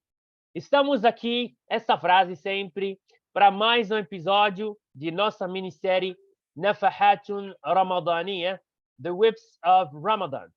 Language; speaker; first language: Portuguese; non-native, fluent; Arabic